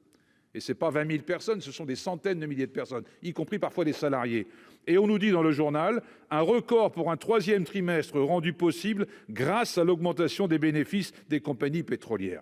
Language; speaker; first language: French; native; French